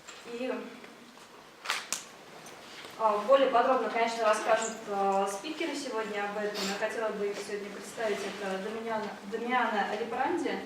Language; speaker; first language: Russian; native; Russian